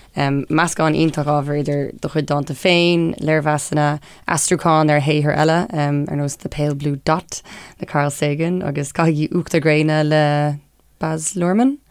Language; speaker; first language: Irish; non-native, local second language; English